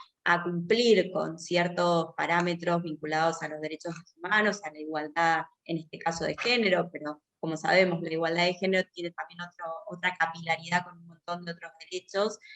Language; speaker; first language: Spanish; native; Spanish